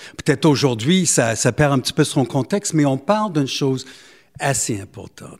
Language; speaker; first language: French; non-native, local second language; English